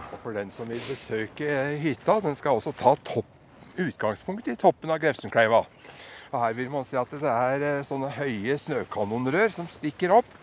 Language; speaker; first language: Norwegian; native; Norwegian